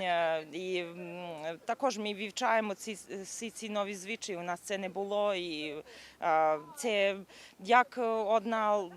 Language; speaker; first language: Ukrainian; non-native, learner; Serbian